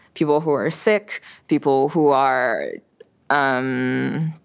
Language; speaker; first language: English; early bilingual, other home language; French